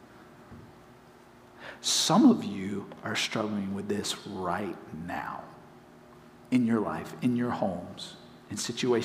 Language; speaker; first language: English; native; English